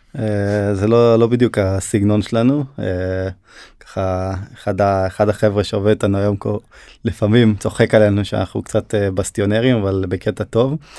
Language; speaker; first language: Hebrew; early bilingual, other home language; Turkish